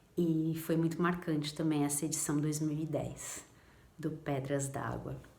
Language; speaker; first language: Portuguese; native; Portuguese